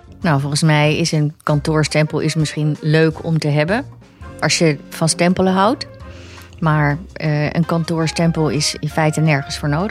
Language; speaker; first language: Dutch; native; Dutch